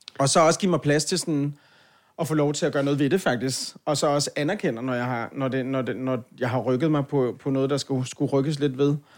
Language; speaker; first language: Danish; native; Danish